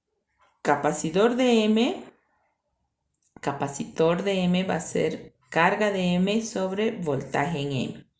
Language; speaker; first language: Spanish; native; Spanish